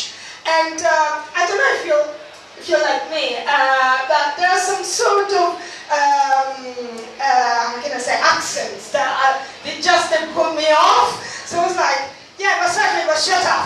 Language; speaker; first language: English; non-native, fluent; Italian